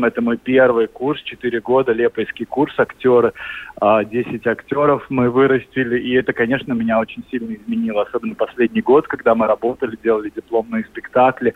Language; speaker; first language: Russian; native; Russian